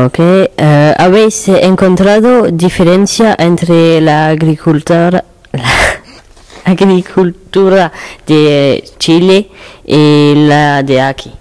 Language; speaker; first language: Spanish; non-native, learner; French